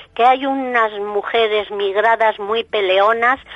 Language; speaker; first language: Spanish; native; Spanish